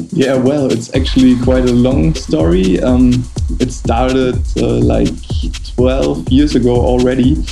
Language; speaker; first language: English; non-native, fluent; German